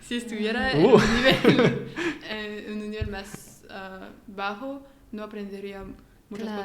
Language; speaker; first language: Spanish; non-native, learner; French